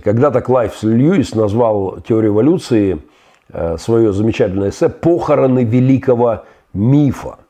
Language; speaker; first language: Russian; native; Russian